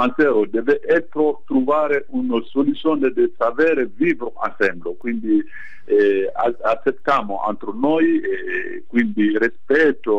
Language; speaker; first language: Italian; non-native, fluent; Bambara